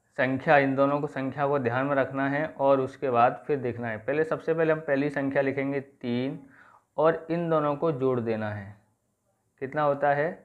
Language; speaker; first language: Hindi; native; Hindi